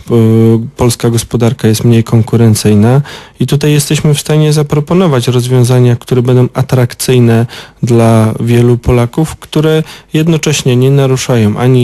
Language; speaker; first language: Polish; native; Polish